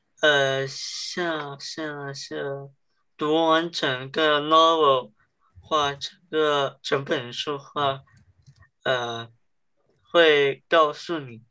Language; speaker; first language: Chinese; early bilingual, heritage; Chinese